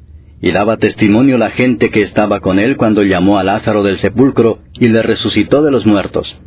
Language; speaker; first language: Spanish; native; Spanish